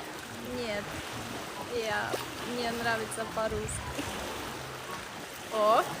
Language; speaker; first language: Russian; non-native, local second language; Latvian